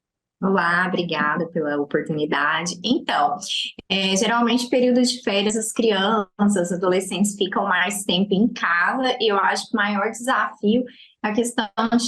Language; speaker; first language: Portuguese; native; Portuguese